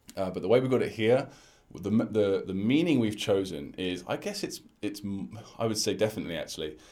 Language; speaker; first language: English; native; English